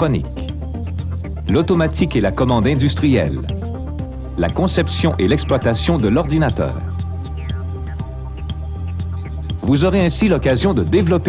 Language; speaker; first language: French; native; French